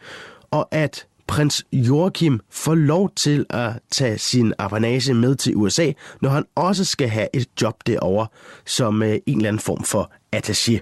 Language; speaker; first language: Danish; native; Danish